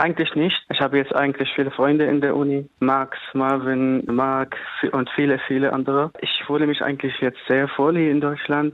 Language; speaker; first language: German; non-native, fluent; Arabic